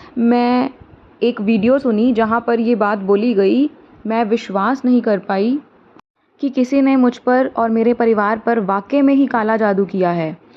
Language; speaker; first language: Hindi; native; Hindi